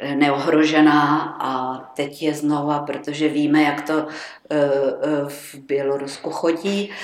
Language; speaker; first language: Czech; native; Czech